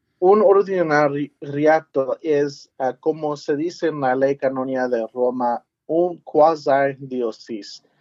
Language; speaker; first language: Spanish; early bilingual, heritage; English